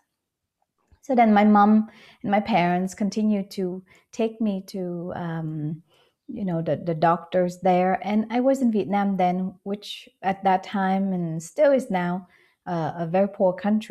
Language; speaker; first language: English; non-native, fluent; Vietnamese